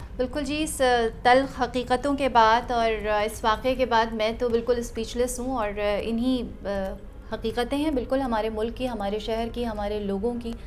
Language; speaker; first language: Urdu; native; Urdu